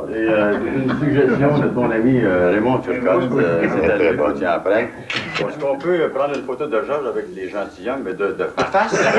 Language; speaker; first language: French; native; French